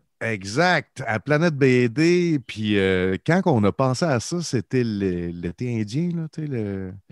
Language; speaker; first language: French; native; French